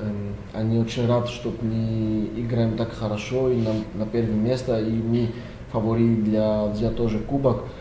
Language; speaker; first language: Russian; non-native, learner; Greek